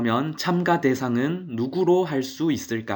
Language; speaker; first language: Korean; native; Korean